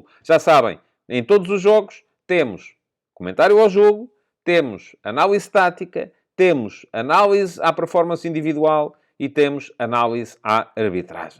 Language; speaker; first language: Portuguese; native; Portuguese